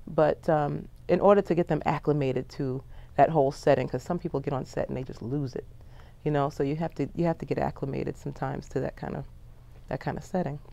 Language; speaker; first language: English; native; English